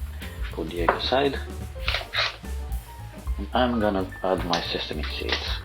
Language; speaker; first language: English; non-native, fluent; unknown